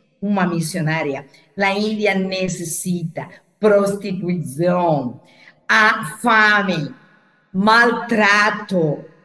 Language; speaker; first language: Portuguese; non-native, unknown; Spanish